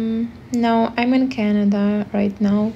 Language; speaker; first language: English; non-native, learner; Ukrainian